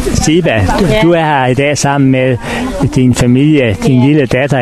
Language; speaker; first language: Danish; native; Danish